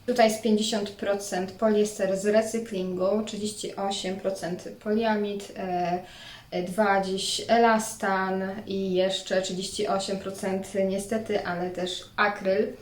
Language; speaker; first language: Polish; native; Polish